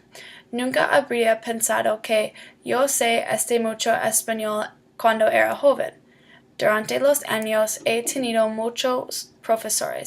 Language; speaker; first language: Spanish; non-native, learner; English